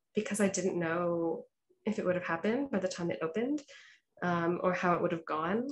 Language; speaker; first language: English; native; English